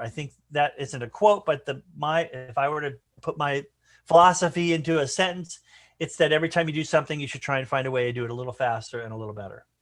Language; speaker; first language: English; native; English